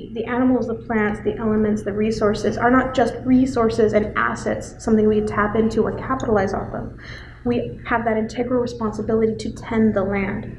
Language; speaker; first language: English; native; English